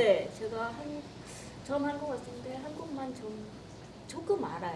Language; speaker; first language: Korean; non-native, learner; Vietnamese